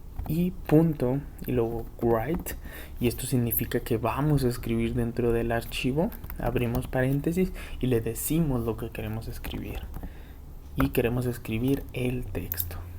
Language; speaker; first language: Spanish; native; Spanish